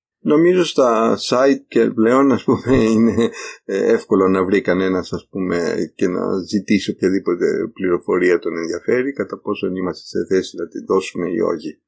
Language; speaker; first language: Greek; native; Greek